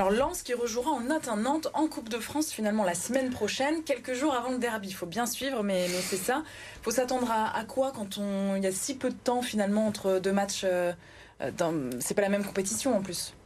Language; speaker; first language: French; native; French